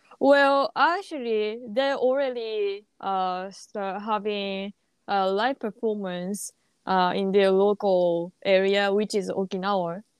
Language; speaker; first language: English; non-native, learner; Japanese